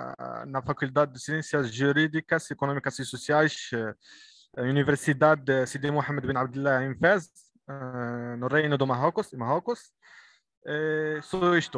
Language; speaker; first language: Portuguese; non-native, learner; Arabic